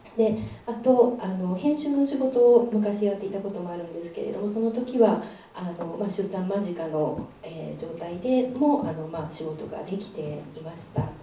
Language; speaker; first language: Japanese; native; Japanese